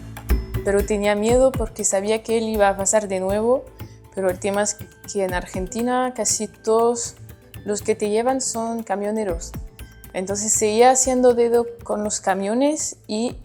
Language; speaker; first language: Spanish; non-native, fluent; French